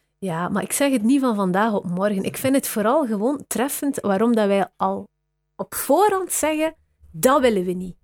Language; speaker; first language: Dutch; native; Dutch